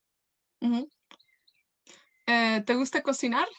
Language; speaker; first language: Spanish; non-native, fluent; Welsh